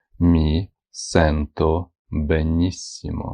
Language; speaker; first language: Italian; non-native, fluent; Ukrainian